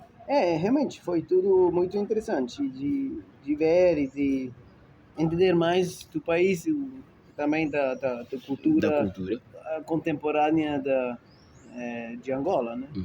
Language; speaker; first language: Portuguese; non-native, fluent; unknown